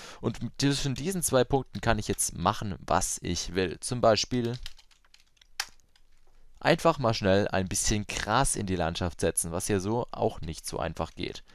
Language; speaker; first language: German; native; German